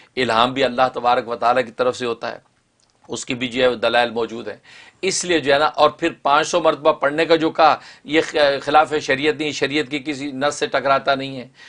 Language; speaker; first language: Urdu; native; Urdu